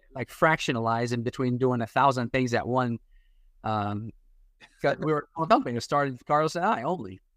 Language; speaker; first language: English; non-native, fluent; Arabic